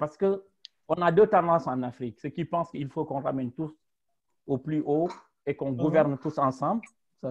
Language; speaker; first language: French; non-native, local second language; Wolof